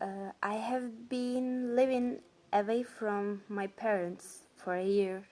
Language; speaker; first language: English; non-native, fluent; Turkish